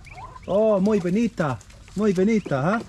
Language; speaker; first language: Spanish; non-native, learner; English